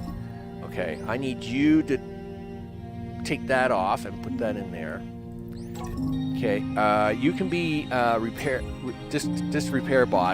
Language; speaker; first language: English; native; English